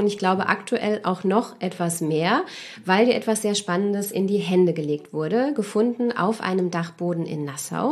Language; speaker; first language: German; native; German